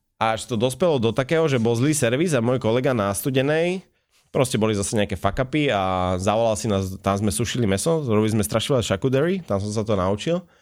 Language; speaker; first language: Slovak; native; Slovak